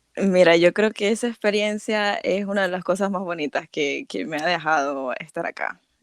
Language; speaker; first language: Spanish; native; Spanish